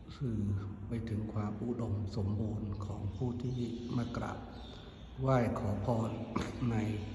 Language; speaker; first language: Thai; non-native, local second language; Northern Khmer